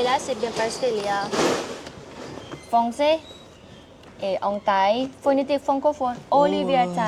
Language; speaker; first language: French; non-native, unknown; Thai